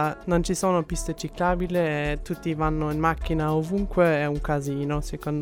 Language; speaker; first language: Italian; non-native, fluent; German